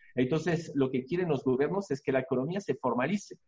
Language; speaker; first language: Spanish; non-native, fluent; French